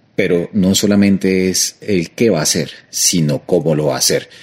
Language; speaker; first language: Spanish; native; Spanish